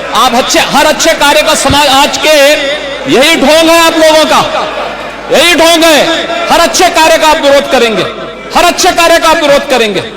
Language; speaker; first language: Hindi; native; Hindi